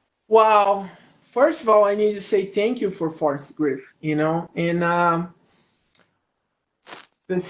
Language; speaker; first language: English; non-native, learner; Portuguese